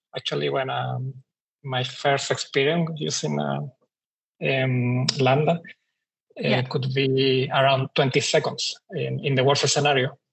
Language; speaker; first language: English; non-native, fluent; Spanish